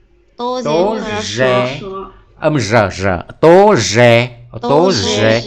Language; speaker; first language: Russian; non-native, fluent; Vietnamese